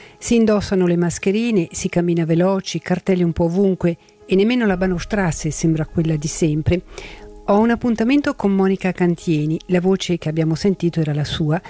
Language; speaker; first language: Italian; native; Italian